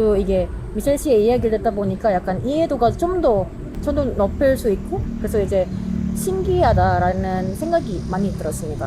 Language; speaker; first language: Korean; non-native, learner; Indonesian